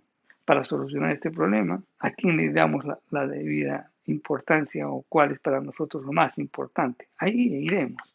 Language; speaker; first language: Spanish; native; Spanish